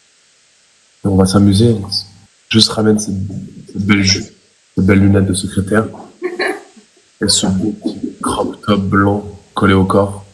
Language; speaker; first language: French; native; French